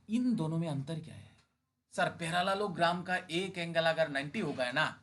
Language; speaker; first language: Hindi; non-native, local second language; Bangla